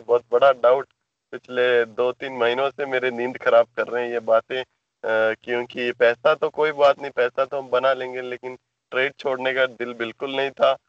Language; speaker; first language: Hindi; non-native, local second language; Malayalam